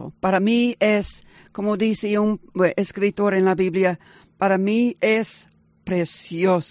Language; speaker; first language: Spanish; early bilingual, heritage; Spanish